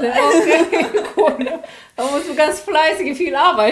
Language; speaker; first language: German; non-native, learner; Korean